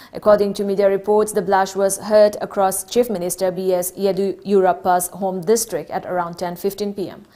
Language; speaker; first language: English; non-native, local second language; Manipuri